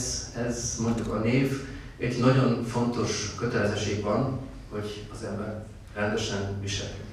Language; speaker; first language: Hungarian; non-native, fluent; German